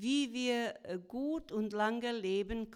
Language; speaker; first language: German; non-native, fluent; Croatian